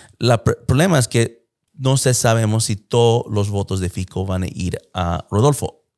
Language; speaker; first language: Spanish; early bilingual, heritage; Spanish